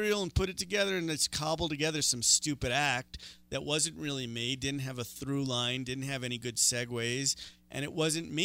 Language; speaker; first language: English; native; English